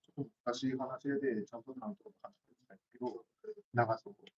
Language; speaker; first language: Japanese; native; Japanese